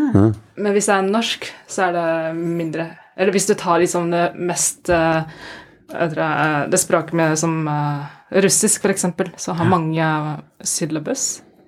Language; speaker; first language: Norwegian; non-native, fluent; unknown